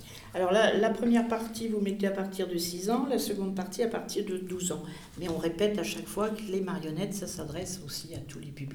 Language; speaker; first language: French; native; French